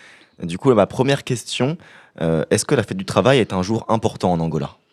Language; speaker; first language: French; native; French